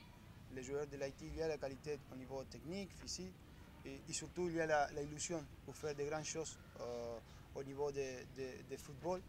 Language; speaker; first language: French; non-native, learner; Spanish